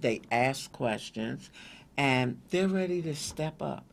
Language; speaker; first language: English; native; English